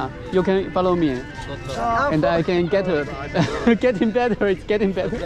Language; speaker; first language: English; non-native, learner; Chinese